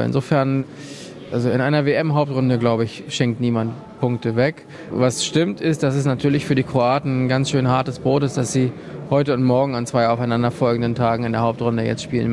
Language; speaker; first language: German; native; German